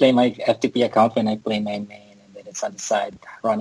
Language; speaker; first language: English; non-native, local second language; Filipino